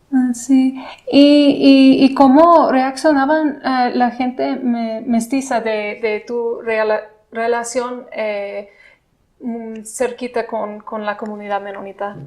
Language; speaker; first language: Spanish; non-native, fluent; English